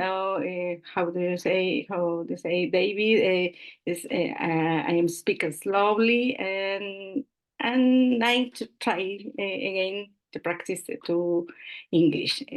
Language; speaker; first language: English; non-native, learner; Spanish